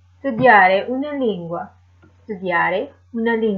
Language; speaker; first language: Italian; non-native, fluent; English